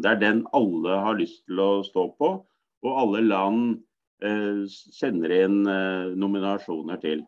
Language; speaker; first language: Norwegian; native; Norwegian